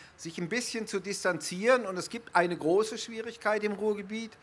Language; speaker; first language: German; native; German